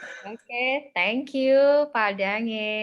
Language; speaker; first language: English; non-native, fluent; Indonesian